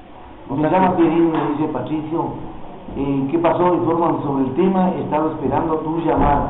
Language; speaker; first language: Spanish; native; Spanish